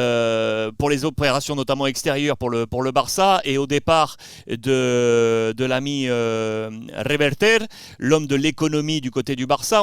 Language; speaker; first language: French; native; French